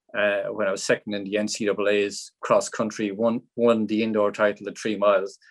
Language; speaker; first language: English; native; English